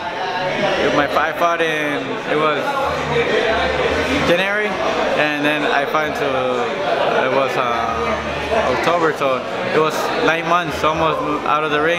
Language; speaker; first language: English; early bilingual, other home language; Spanish